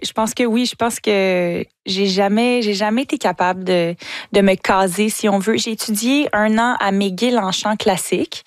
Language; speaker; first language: French; native; French